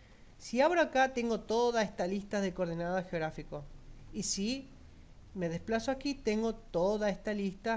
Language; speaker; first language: Spanish; native; Spanish